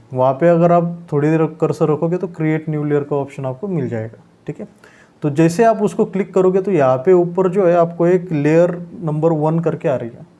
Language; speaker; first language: Hindi; non-native, local second language; Marathi